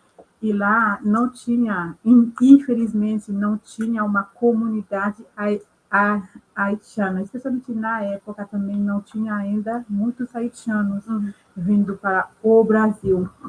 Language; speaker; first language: Portuguese; non-native, local second language; Haitian Creole